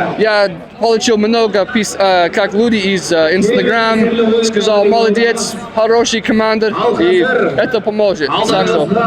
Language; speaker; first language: Russian; non-native, learner; English